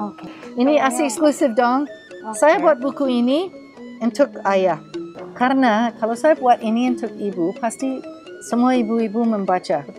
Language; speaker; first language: Indonesian; non-native, learner; English